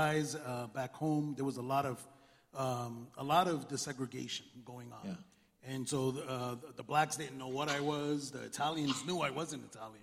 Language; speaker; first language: English; native; English